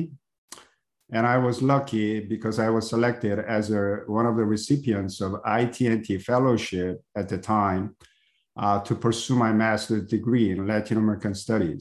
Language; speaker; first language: English; non-native, fluent; Korean